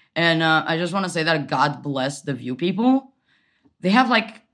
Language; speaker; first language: English; non-native, fluent; Portuguese